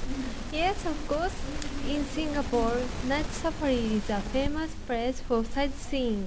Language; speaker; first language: English; non-native, learner; Japanese